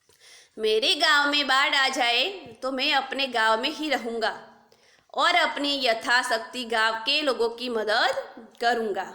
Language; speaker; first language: Hindi; non-native, local second language; Gujarati